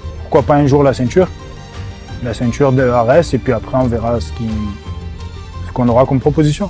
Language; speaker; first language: French; native; French